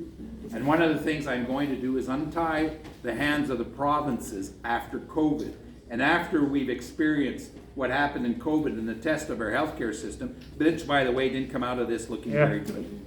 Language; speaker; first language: English; non-native, local second language; French